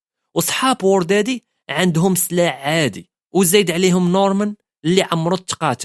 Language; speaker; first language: Arabic; native; Arabic